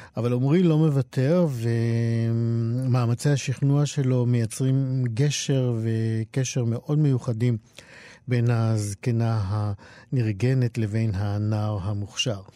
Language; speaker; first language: Hebrew; native; Hebrew